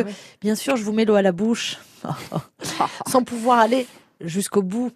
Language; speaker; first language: French; native; French